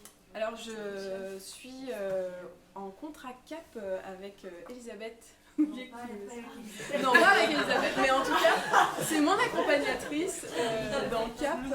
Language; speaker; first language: French; native; French